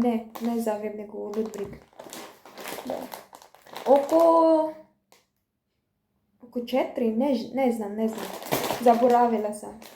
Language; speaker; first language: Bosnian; non-native, learner; Filipino